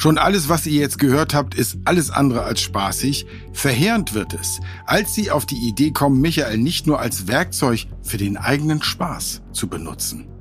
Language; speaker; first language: German; native; German